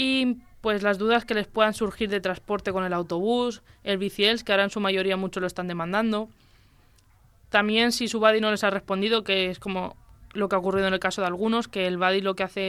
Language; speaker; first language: Spanish; native; Spanish